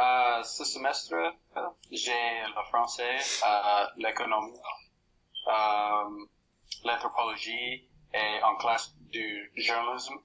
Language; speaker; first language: French; non-native, learner; English